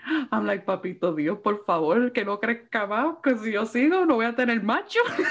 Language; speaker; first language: Spanish; early bilingual, heritage; Spanish